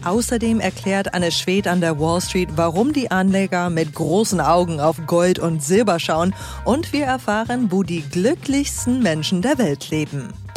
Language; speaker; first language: German; native; German